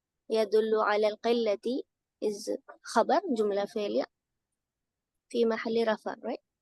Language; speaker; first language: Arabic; non-native, learner; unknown